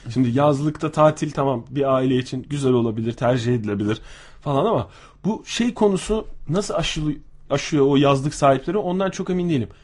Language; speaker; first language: Turkish; native; Turkish